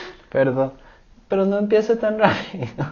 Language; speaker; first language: Spanish; non-native, learner; English